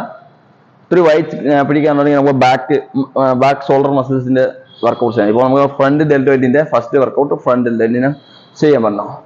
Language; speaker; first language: Malayalam; non-native, learner; Assamese